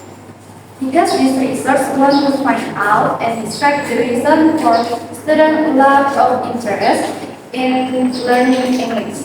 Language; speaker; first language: English; non-native, learner; Indonesian